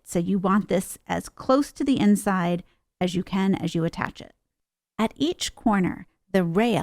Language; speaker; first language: English; native; English